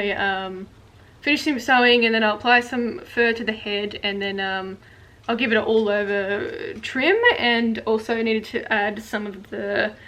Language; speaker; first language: English; native; English